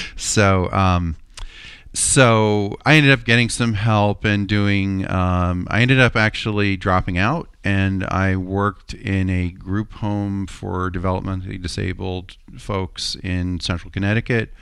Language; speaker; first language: English; native; English